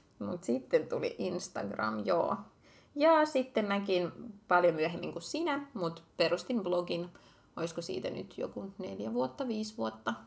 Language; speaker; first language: Finnish; early bilingual, other home language; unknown